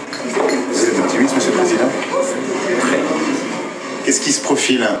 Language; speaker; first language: French; native; French